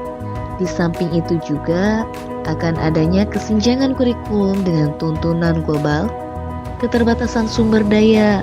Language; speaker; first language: Indonesian; native; Indonesian